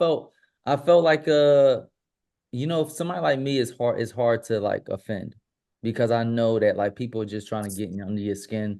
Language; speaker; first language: English; native; English